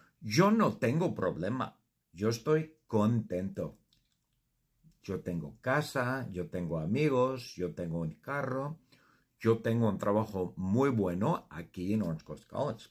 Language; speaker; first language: Spanish; non-native, fluent; English